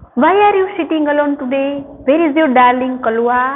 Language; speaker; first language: English; non-native, local second language; Gujarati